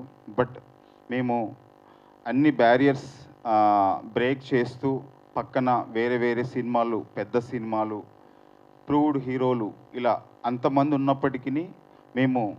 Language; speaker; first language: Telugu; native; Telugu